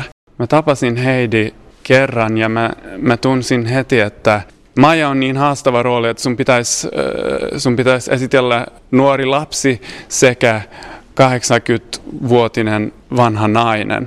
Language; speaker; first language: Finnish; non-native, fluent; Swedish